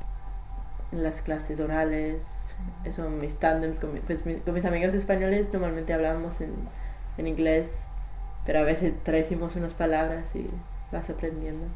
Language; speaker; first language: Spanish; non-native, fluent; English